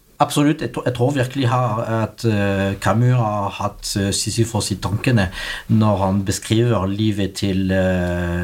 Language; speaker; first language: Norwegian; non-native, fluent; French